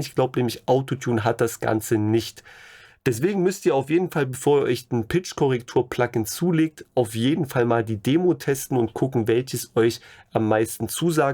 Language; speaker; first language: German; native; German